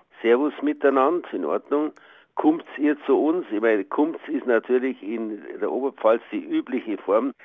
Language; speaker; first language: German; native; German